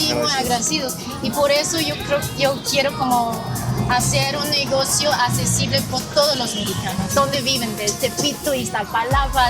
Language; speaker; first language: Spanish; non-native, learner; Chinese